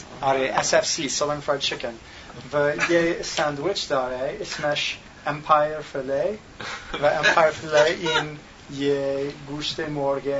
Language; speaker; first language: Tajik; non-native, learner; English